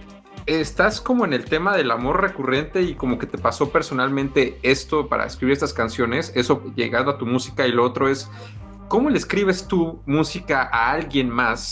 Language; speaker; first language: Spanish; native; Spanish